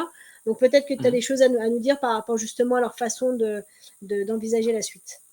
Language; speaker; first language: French; native; French